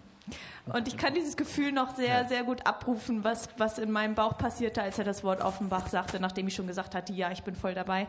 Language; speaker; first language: German; native; German